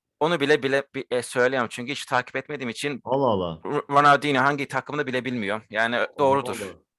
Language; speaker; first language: Turkish; early bilingual, heritage; Turkish